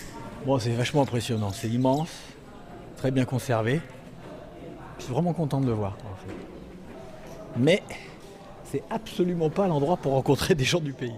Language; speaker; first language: French; native; French